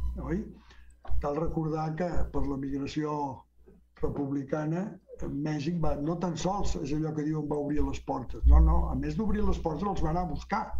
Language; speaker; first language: Catalan; early bilingual, heritage; Catalan